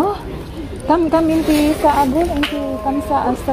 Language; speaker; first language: Arabic; non-native, learner; Filipino